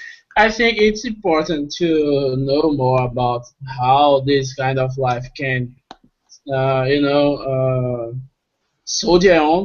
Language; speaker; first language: English; non-native, fluent; Portuguese